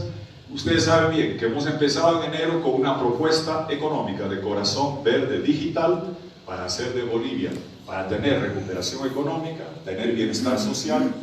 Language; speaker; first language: Spanish; native; Spanish